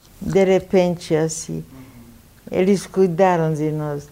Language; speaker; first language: Portuguese; non-native, fluent; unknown